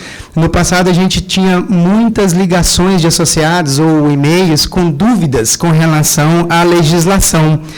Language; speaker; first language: Portuguese; native; Portuguese